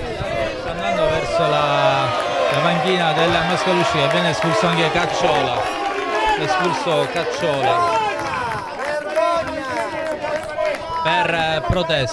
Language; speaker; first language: Italian; native; Italian